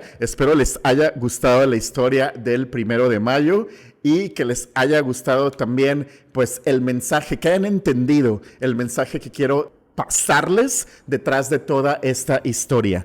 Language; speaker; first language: Spanish; native; Spanish